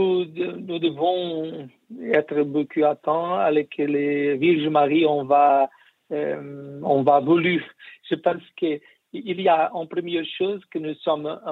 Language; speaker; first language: French; non-native, learner; Portuguese